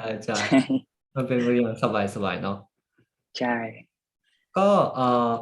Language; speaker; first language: Thai; early bilingual, heritage; Japanese